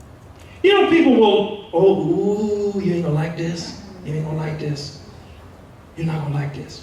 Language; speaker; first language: English; native; English